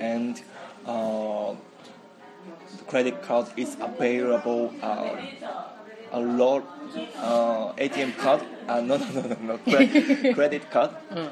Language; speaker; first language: English; non-native, learner; Japanese